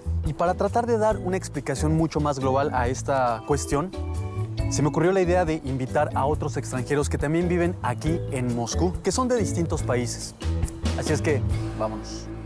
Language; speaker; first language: Spanish; native; Spanish